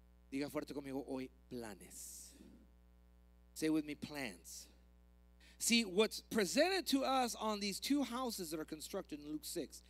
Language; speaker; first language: English; early bilingual, other home language; Spanish